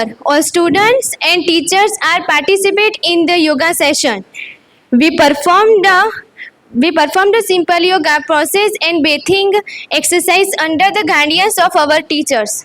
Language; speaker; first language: English; non-native, learner; Gujarati